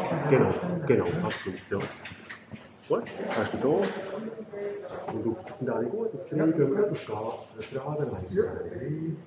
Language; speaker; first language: German; non-native, local second language; Romansh